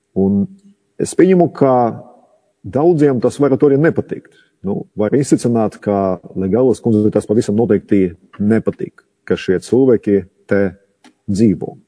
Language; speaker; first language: Latvian; non-native, local second language; Russian